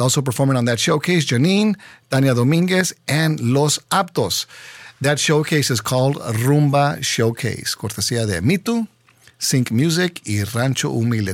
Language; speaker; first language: English; early bilingual, other home language; Spanish